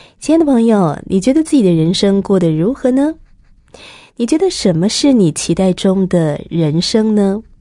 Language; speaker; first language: Chinese; native; Chinese